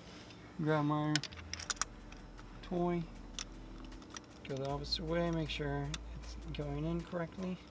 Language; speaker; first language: English; native; English